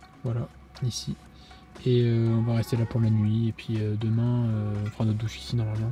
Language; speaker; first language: French; native; French